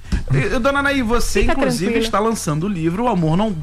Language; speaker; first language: Portuguese; native; Portuguese